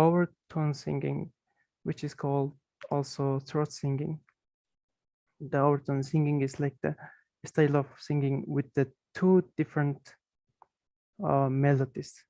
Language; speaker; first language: English; non-native, fluent; Mongolian